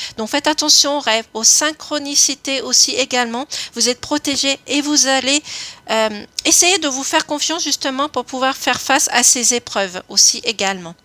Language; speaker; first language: French; native; French